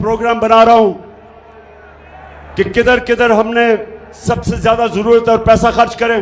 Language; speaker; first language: Urdu; native; Urdu